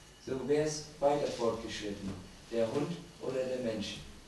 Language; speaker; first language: German; native; German